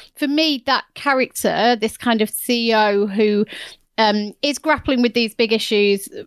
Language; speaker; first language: English; native; English